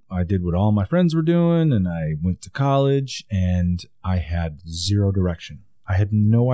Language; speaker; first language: English; native; English